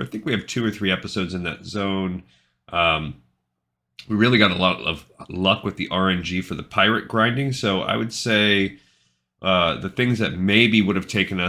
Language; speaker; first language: English; native; English